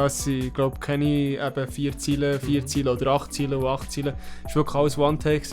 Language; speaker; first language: German; native; German